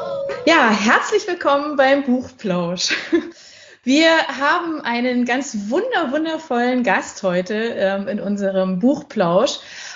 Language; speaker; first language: German; native; German